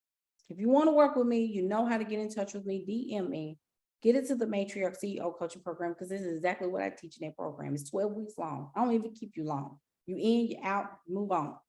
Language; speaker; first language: English; native; English